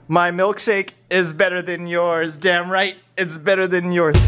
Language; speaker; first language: English; native; English